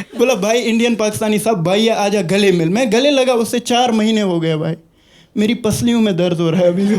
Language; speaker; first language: Hindi; non-native, local second language; Kashmiri